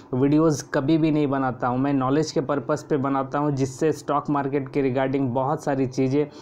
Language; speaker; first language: Hindi; native; Hindi